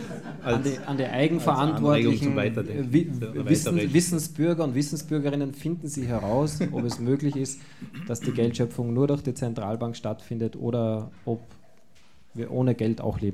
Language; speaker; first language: German; native; German